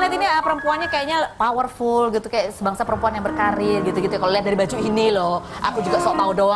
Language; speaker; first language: Indonesian; native; Indonesian